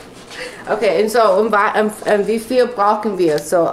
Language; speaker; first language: German; non-native, learner; English